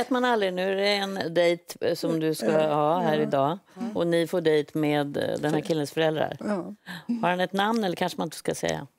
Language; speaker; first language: Swedish; native; Swedish